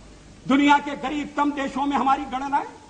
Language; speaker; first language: Hindi; native; Hindi